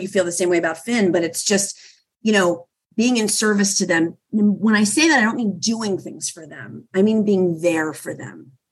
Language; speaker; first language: English; native; English